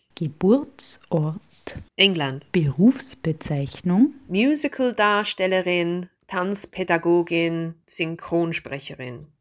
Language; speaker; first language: German; non-native, fluent; English